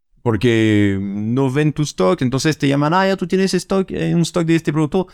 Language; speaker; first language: Spanish; non-native, fluent; French